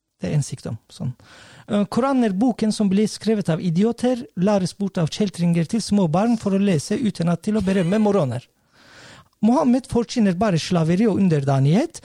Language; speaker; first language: Norwegian; non-native, fluent; Turkish